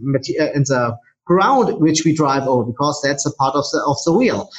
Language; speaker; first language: English; non-native, fluent; German